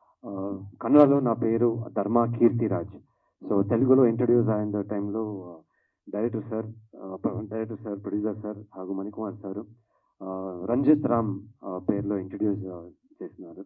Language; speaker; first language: Telugu; non-native, learner; Kannada